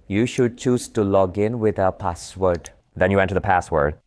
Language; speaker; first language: English; non-native, learner; Vietnamese